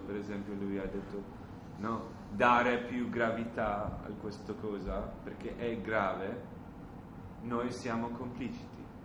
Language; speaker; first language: Italian; non-native, learner; English